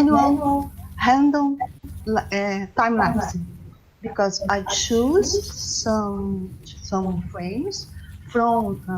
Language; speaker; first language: English; non-native, learner; Portuguese